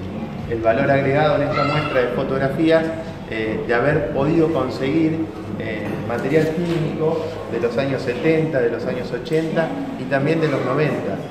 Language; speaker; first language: Spanish; native; Spanish